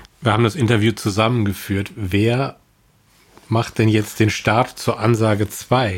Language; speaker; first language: German; native; German